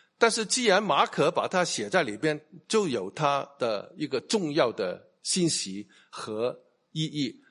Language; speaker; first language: Chinese; non-native, local second language; Cantonese